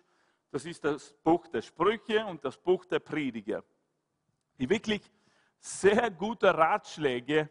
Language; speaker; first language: German; non-native, fluent; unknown